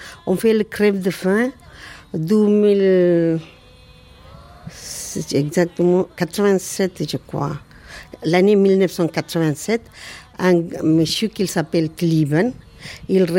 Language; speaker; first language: French; non-native, learner; Tamil